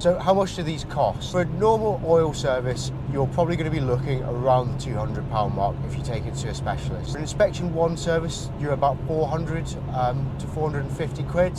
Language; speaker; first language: English; native; English